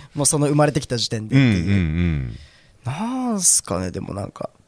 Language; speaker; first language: Japanese; native; Japanese